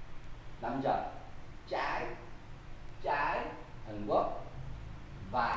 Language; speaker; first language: Vietnamese; non-native, learner; Korean